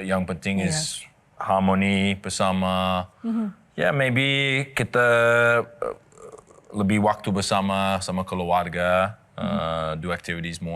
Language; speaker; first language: Indonesian; non-native, learner; English